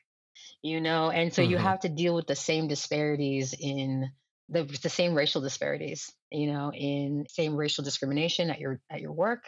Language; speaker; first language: English; early bilingual, other home language; Lingala